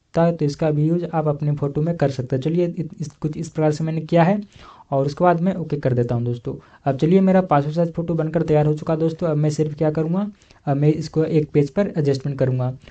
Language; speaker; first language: Hindi; native; Hindi